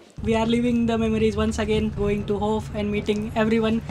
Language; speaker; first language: English; non-native, local second language; Marathi